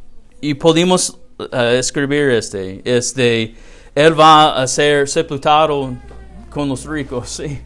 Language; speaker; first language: Spanish; non-native, learner; English